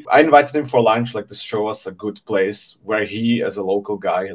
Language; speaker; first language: English; non-native, fluent; Czech